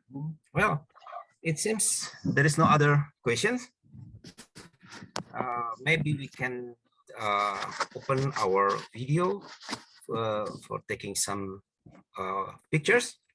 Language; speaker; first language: English; non-native, fluent; Indonesian